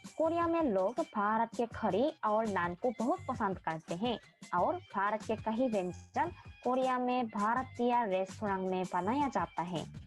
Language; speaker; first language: Hindi; non-native, learner; Korean